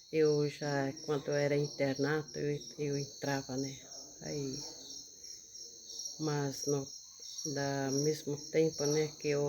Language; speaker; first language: Portuguese; non-native, local second language; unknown